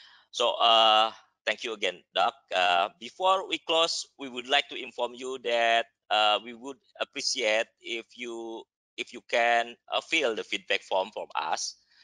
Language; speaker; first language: English; non-native, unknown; Indonesian